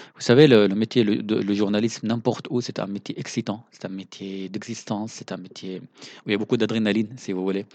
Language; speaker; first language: French; non-native, fluent; Arabic